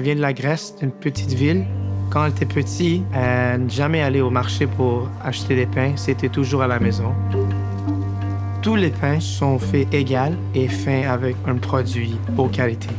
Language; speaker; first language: French; non-native, local second language; English